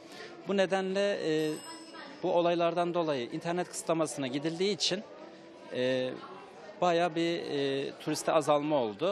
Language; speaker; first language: Turkish; native; Turkish